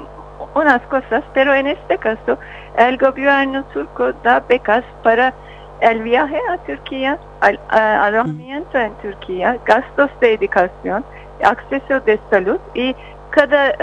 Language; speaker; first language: Spanish; non-native, fluent; Turkish